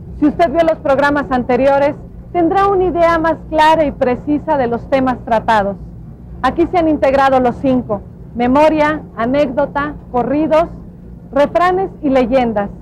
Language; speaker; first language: Spanish; native; Spanish